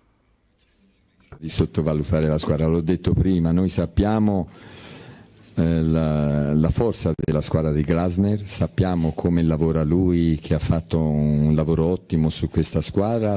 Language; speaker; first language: Italian; native; Italian